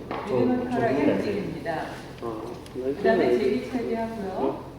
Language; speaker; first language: Korean; native; Korean